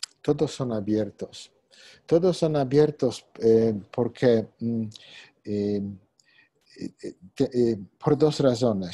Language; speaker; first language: Spanish; non-native, fluent; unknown